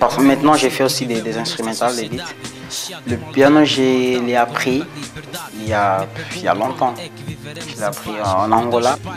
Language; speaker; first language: French; non-native, fluent; Portuguese